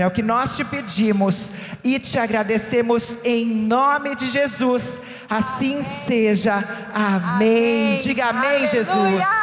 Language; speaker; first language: Portuguese; native; Portuguese